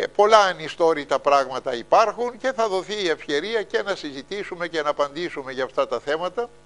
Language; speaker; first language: Greek; native; Greek